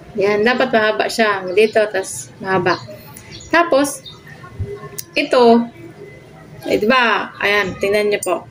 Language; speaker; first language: Filipino; non-native, local second language; Cebuano